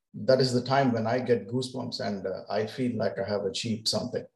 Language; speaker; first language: English; non-native, local second language; Kannada